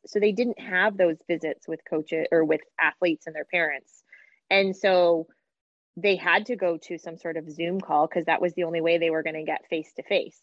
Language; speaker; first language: English; native; English